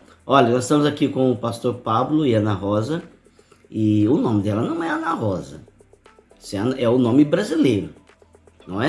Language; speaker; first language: Portuguese; native; Portuguese